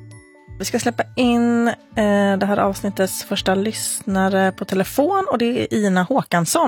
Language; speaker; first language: Swedish; native; Swedish